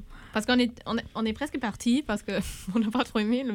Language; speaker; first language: French; non-native, fluent; German